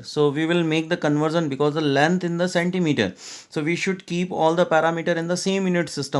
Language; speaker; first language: English; non-native, local second language; Hindi